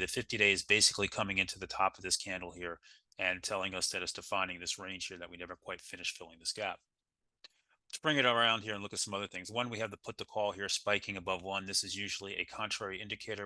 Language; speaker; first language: English; native; English